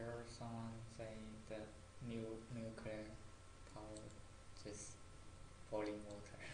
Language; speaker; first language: English; non-native, learner; Chinese